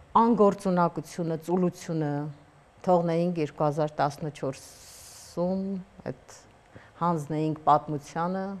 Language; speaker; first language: Armenian; native; Armenian